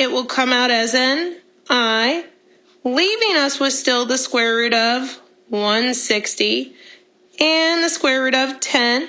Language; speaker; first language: English; native; English